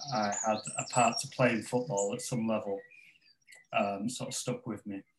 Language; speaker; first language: English; native; English